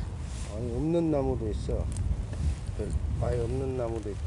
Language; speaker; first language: Korean; native; Korean